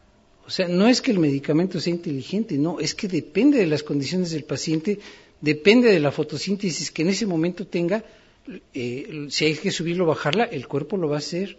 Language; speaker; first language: Spanish; native; Spanish